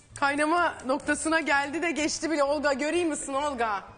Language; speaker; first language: Turkish; native; Turkish